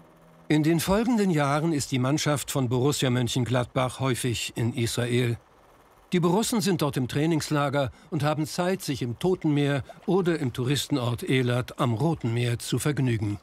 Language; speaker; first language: German; native; German